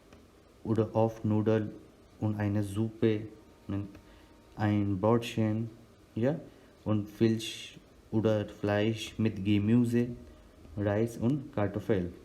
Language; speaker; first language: German; non-native, learner; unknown